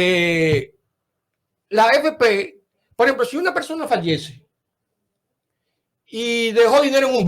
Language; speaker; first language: Spanish; native; Spanish